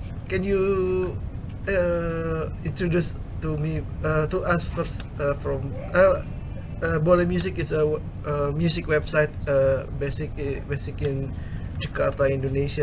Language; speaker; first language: English; non-native, learner; Indonesian